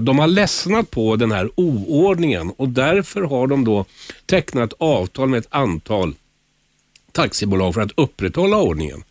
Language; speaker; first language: Swedish; native; Swedish